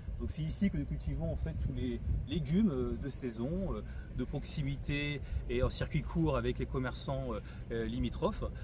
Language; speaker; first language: French; native; French